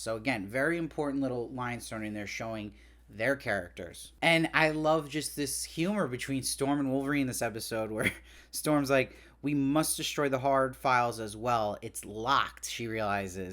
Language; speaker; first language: English; native; English